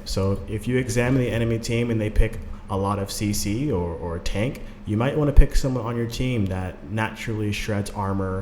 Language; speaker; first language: English; native; English